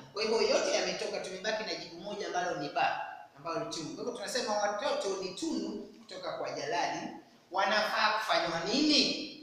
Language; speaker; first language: Swahili; non-native, local second language; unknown